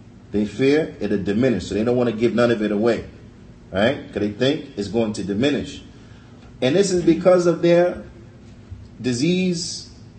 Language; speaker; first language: English; native; English